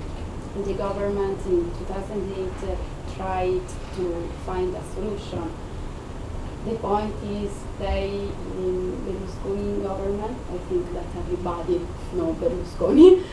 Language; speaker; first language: English; non-native, fluent; Italian